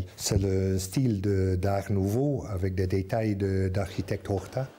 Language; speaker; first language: French; non-native, fluent; Dutch